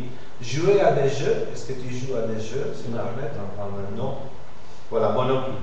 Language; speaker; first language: French; non-native, fluent; Spanish